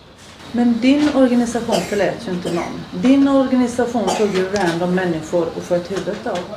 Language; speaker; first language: Swedish; native; Swedish